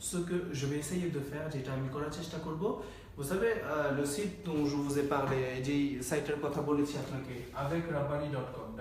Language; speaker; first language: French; non-native, fluent; Bangla